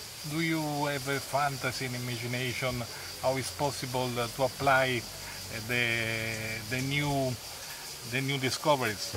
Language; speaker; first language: English; non-native, learner; Italian